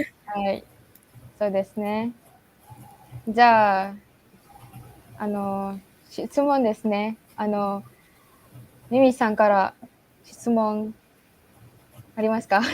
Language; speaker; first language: Japanese; non-native, learner; Malay